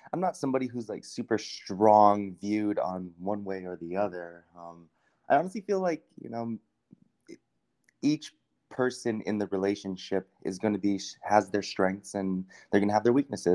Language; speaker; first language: English; native; English